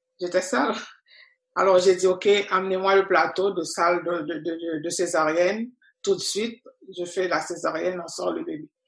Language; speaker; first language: French; non-native, local second language; Haitian Creole